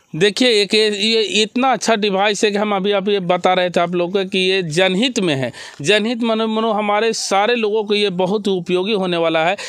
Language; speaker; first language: Hindi; native; Hindi